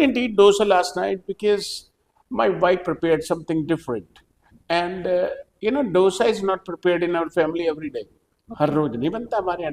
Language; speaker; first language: English; non-native, local second language; Hindi